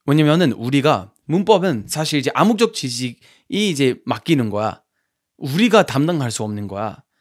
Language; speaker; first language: Korean; non-native, fluent; English